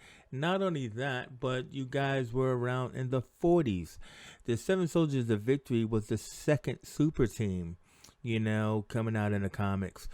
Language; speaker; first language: English; native; English